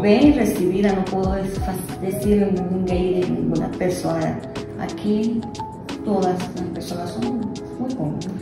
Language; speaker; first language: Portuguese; non-native, learner; Spanish